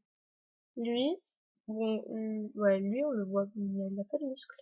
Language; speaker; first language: French; native; French